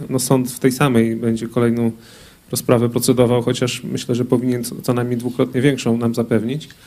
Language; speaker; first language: Polish; native; Polish